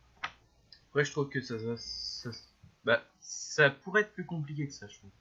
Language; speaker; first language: French; native; French